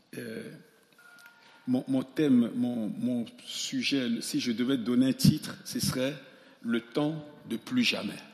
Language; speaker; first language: French; non-native, local second language; Sango